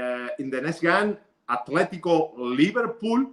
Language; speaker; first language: English; non-native, learner; Spanish